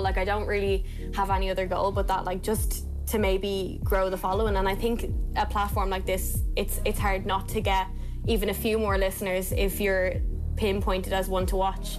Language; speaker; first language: English; native; English